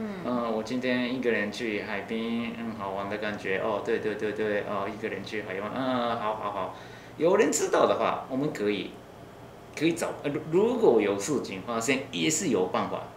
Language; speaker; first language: Chinese; non-native, learner; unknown